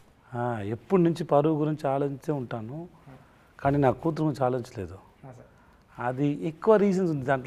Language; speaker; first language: Telugu; non-native, learner; Tamil